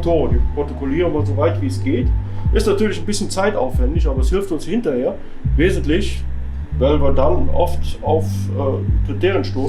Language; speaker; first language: German; native; German